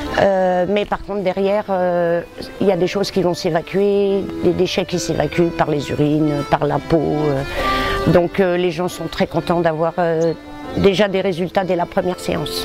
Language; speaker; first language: French; native; French